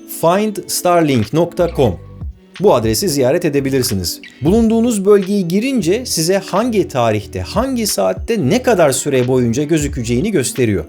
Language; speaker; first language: Turkish; native; Turkish